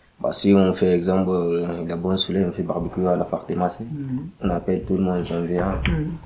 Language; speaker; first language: French; non-native, learner; Arabic